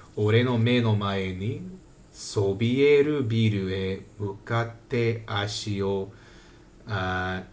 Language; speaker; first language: Japanese; non-native, learner; English